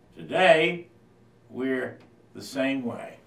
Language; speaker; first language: English; native; English